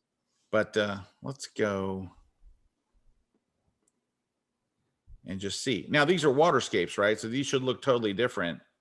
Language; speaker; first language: English; native; English